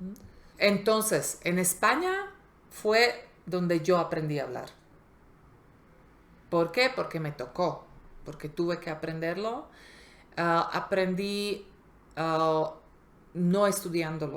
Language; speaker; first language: Spanish; non-native, fluent; Slovak